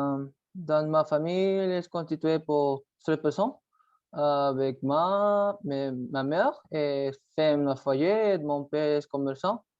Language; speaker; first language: French; non-native, learner; Spanish